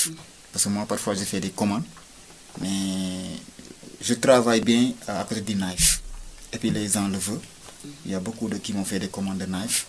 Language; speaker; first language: French; non-native, local second language; Wolof